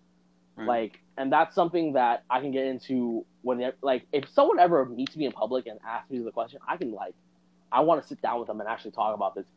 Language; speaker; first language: English; native; English